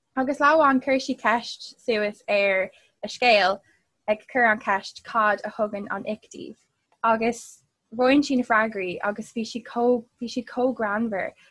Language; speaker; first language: Irish; non-native, local second language; English